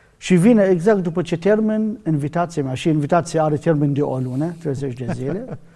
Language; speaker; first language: Romanian; non-native, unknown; Arabic